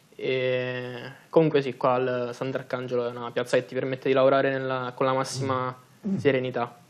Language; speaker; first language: Italian; native; Italian